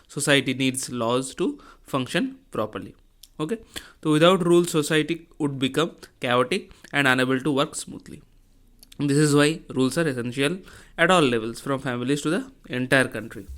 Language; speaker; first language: English; non-native, local second language; Hindi